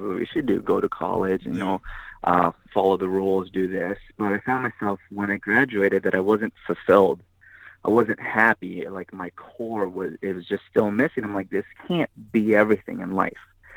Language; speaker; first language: English; native; English